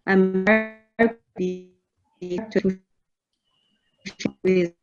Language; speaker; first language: English; non-native, fluent; Chinese